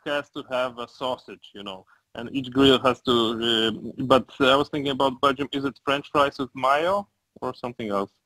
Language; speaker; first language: English; non-native, fluent; Polish